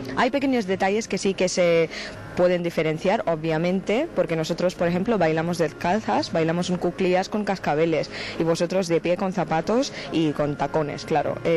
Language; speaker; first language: Spanish; non-native, fluent; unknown